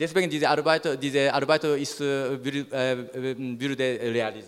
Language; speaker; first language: German; non-native, learner; Japanese